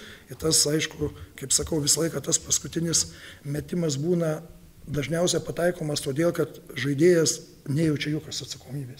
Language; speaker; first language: Lithuanian; native; Lithuanian